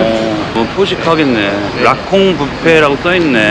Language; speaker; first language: Korean; native; Korean